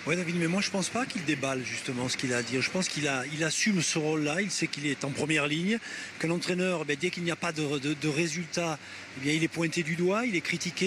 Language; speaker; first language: French; native; French